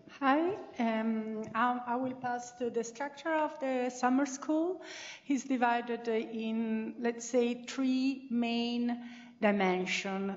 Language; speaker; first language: English; non-native, fluent; Italian